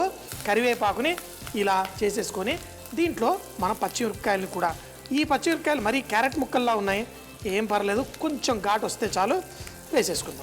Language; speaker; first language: Telugu; native; Telugu